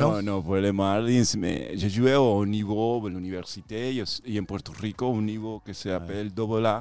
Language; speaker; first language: French; non-native, fluent; Spanish